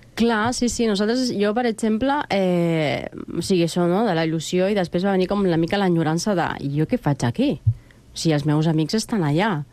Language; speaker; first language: Catalan; non-native, fluent; Spanish